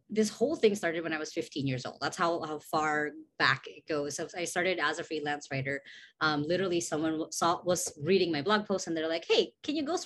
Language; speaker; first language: English; non-native, local second language; Cebuano